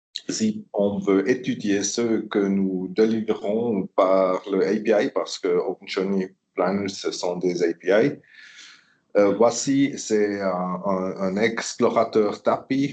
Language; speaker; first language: French; non-native, local second language; German